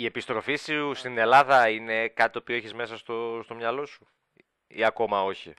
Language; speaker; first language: Greek; native; Greek